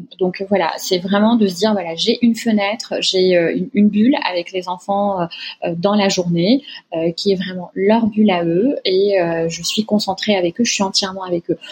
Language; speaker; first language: French; non-native, local second language; Arabic